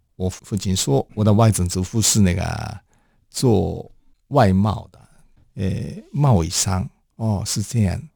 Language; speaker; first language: Chinese; non-native, fluent; Japanese